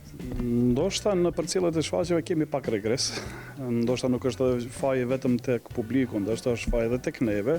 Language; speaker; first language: Albanian; native; Albanian